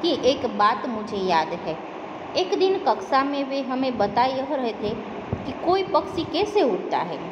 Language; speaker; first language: Hindi; non-native, local second language; Gujarati